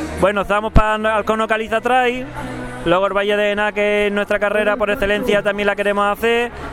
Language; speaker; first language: Spanish; native; Spanish